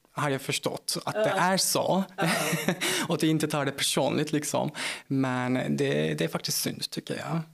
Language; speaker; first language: Swedish; non-native, fluent; Turkish